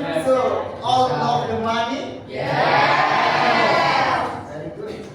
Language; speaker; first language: English; non-native, fluent; Indonesian